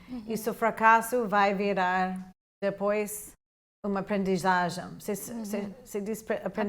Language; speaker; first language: Portuguese; non-native, fluent; English